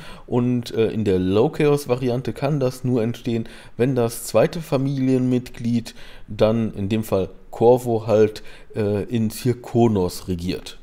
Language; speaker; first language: German; native; German